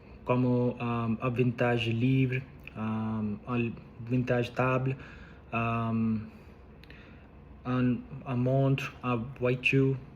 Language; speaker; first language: French; non-native, learner; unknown